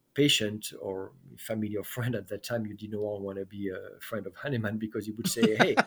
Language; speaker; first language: English; non-native, fluent; French